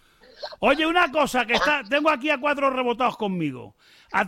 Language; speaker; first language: Spanish; native; Spanish